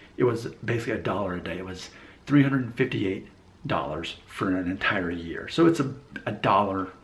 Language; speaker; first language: English; native; English